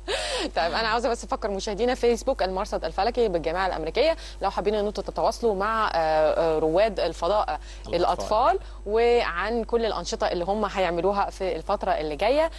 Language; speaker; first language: Arabic; native; Arabic